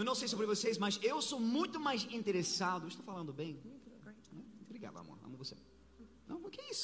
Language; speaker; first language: Portuguese; non-native, learner; English